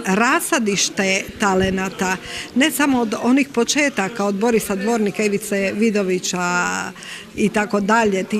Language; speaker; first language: Croatian; native; Croatian